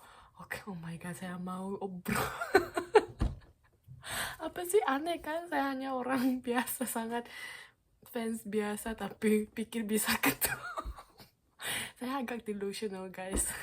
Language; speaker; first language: Indonesian; non-native, fluent; Korean